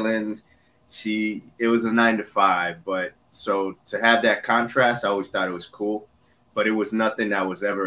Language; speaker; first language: English; early bilingual, other home language; Spanish